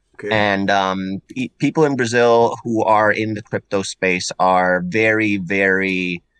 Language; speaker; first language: English; non-native, fluent; Spanish